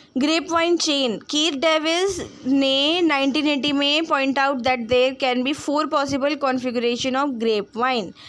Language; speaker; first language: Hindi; non-native, local second language; Punjabi